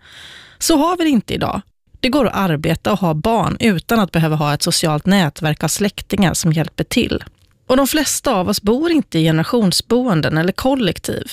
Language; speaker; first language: Swedish; native; Swedish